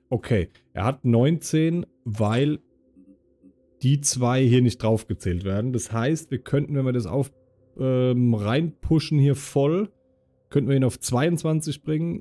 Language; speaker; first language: German; native; German